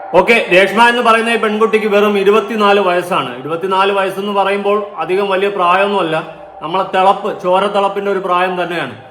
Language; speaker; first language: Malayalam; native; Malayalam